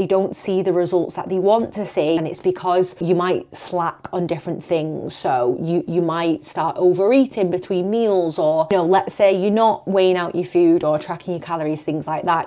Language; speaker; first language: English; native; English